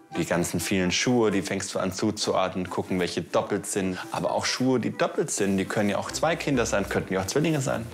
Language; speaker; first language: German; native; German